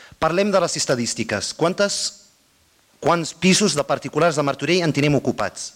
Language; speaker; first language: Catalan; non-native, fluent; Arabic